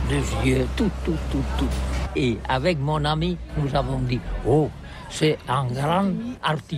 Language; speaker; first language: French; non-native, learner; Catalan